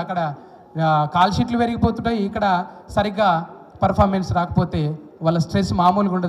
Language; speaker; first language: Telugu; native; Telugu